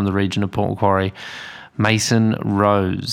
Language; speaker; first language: English; native; English